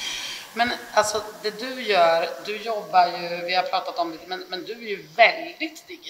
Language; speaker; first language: Swedish; native; Swedish